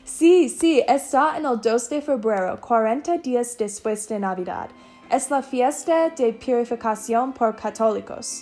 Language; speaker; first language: Spanish; non-native, learner; English